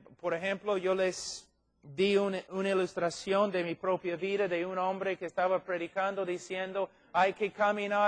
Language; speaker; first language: Spanish; non-native, fluent; English